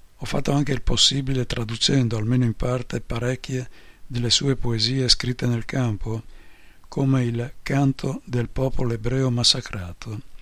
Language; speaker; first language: Italian; non-native, fluent; Polish